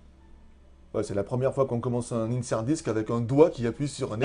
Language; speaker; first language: French; native; French